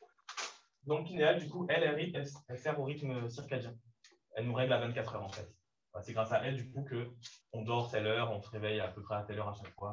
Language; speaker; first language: French; native; French